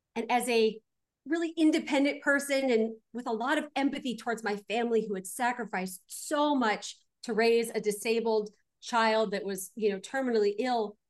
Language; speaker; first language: English; native; English